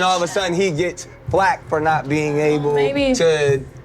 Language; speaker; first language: English; native; English